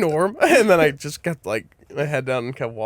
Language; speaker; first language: English; native; English